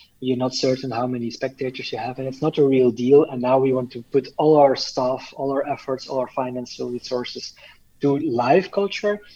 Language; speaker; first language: English; non-native, fluent; Dutch